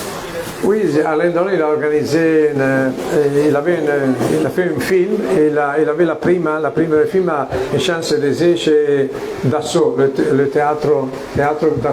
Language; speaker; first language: French; non-native, fluent; Italian